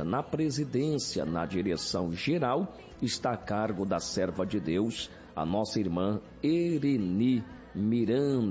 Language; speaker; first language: Portuguese; native; Portuguese